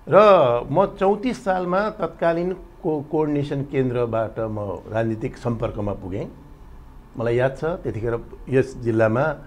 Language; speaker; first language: Nepali; native; Nepali